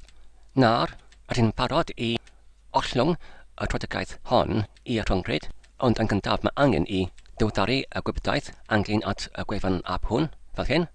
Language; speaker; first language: Welsh; non-native, learner; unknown